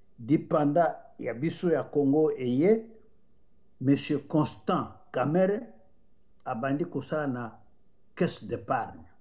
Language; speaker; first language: Lingala; non-native, local second language; Kituba (Democratic Republic of Congo)